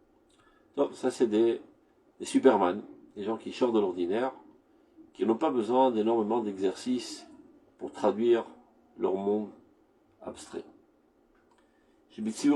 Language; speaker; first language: French; native; French